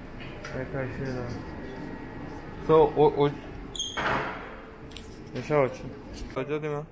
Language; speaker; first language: Chinese; non-native, learner; English